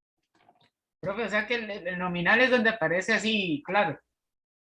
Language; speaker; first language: Spanish; native; Spanish